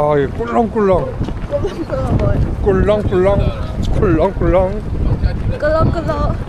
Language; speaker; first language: Korean; native; Korean